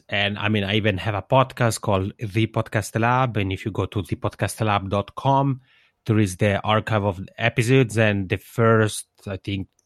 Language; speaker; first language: English; non-native, fluent; Italian